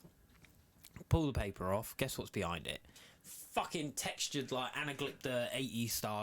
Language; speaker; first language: English; native; English